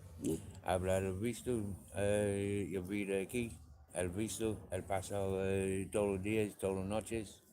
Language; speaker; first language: Spanish; non-native, learner; English